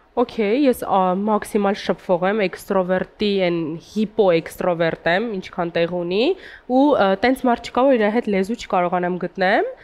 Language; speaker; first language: Armenian; native; Armenian